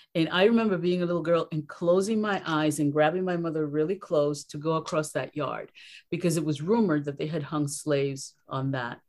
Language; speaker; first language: English; early bilingual, other home language; Spanish